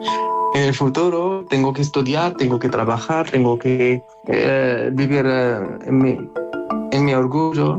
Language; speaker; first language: Spanish; non-native, learner; Arabic